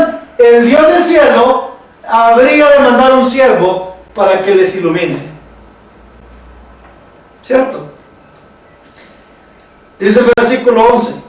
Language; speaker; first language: Spanish; native; Spanish